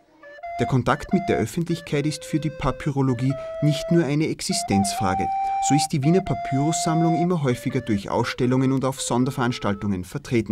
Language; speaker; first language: German; native; German